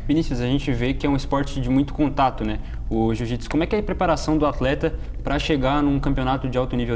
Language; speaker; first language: Portuguese; native; Portuguese